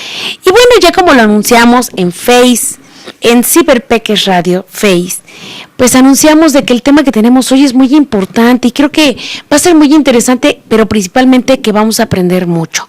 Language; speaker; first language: Spanish; native; Spanish